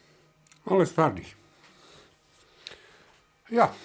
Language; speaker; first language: German; non-native, learner; Finnish